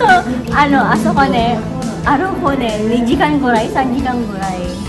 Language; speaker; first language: Japanese; non-native, learner; Filipino